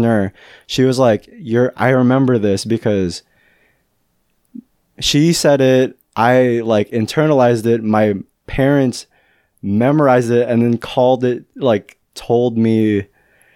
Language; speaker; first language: English; native; English